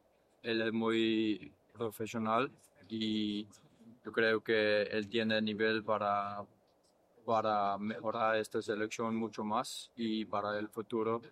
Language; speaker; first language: Spanish; non-native, fluent; English